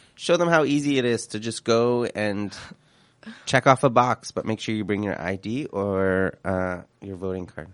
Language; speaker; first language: English; early bilingual, other home language; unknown